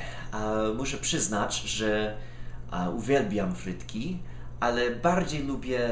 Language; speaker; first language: Polish; non-native, fluent; English